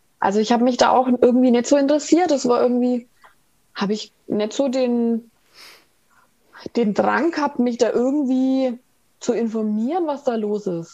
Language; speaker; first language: German; native; German